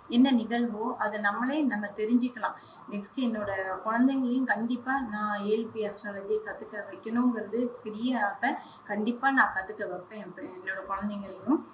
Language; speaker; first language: Tamil; non-native, local second language; Hindi